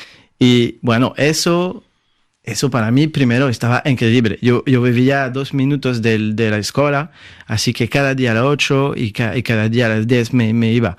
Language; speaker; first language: Spanish; non-native, fluent; French